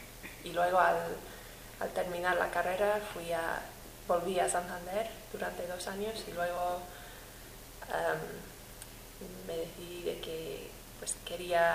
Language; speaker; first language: Spanish; non-native, fluent; English